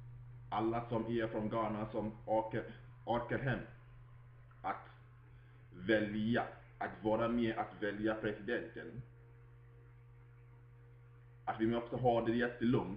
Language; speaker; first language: Swedish; non-native, fluent; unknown